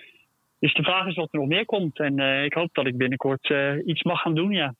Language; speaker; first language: Dutch; native; Dutch